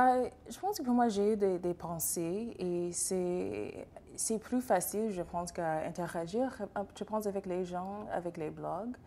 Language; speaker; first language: French; non-native, fluent; English